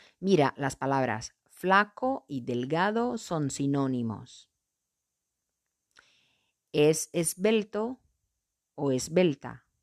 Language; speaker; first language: Spanish; non-native, fluent; Portuguese